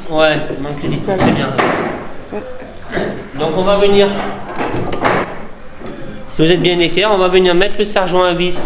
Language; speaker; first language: French; native; French